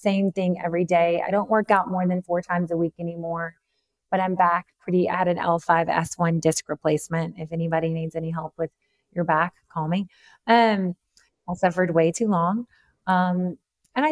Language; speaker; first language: English; native; English